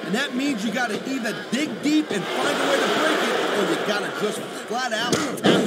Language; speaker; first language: English; native; English